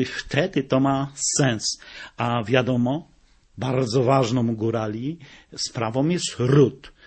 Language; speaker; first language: Polish; native; Polish